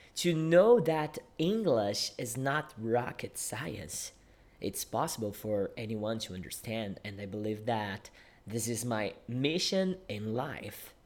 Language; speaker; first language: English; non-native, fluent; Portuguese